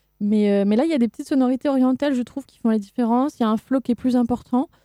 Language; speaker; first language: French; native; French